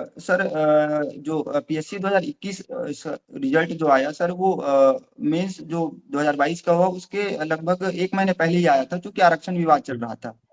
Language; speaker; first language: Hindi; non-native, local second language; Chhattisgarhi